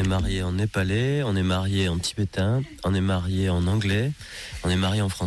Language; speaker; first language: French; native; French